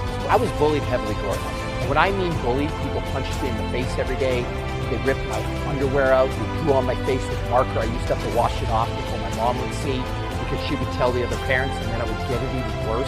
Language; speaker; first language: English; native; English